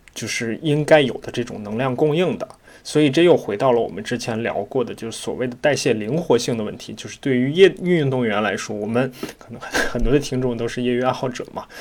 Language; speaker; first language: Chinese; native; Chinese